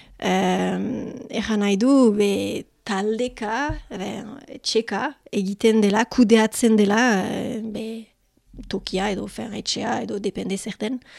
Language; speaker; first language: Basque; non-native, local second language; French